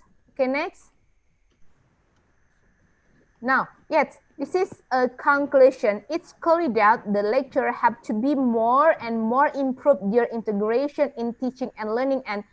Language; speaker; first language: English; non-native, fluent; Indonesian